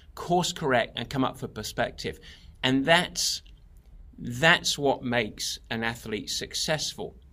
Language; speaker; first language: English; native; English